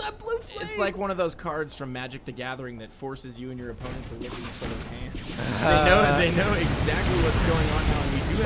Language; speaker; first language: English; native; English